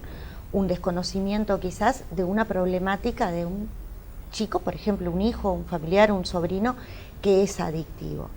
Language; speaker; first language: Spanish; native; Spanish